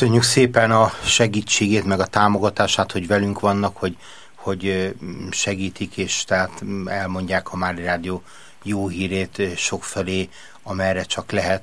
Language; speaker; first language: Hungarian; native; Hungarian